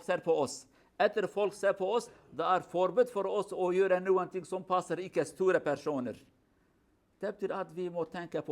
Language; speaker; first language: Swedish; non-native, learner; Kurdish